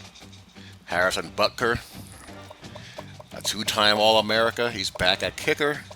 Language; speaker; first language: English; native; English